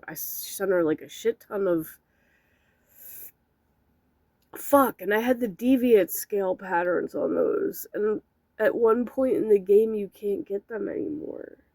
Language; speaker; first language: English; native; English